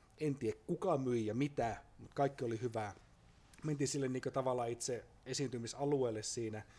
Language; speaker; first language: Finnish; native; Finnish